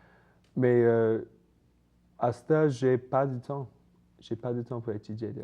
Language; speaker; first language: French; non-native, fluent; English